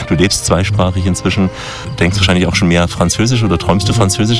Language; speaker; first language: German; native; German